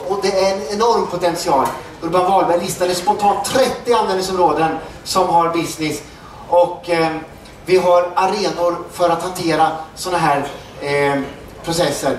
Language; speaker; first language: Swedish; native; Swedish